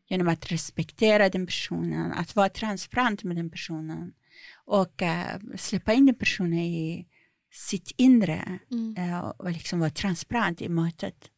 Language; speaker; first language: Swedish; non-native, fluent; Persian